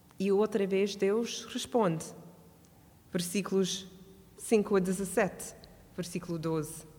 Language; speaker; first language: Portuguese; non-native, fluent; English